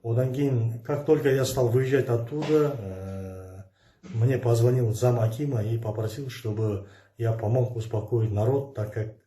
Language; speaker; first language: Russian; non-native, local second language; Kazakh